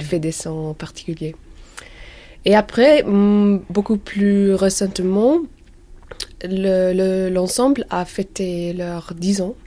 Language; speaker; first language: French; non-native, learner; English